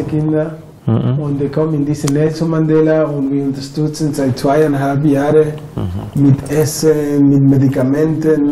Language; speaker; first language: German; non-native, fluent; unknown